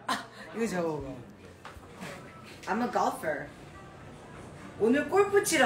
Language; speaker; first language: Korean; early bilingual, heritage; English